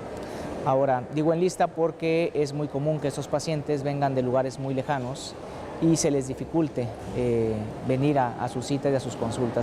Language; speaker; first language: Spanish; native; Spanish